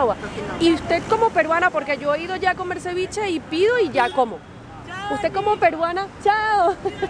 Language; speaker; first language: Spanish; native; Spanish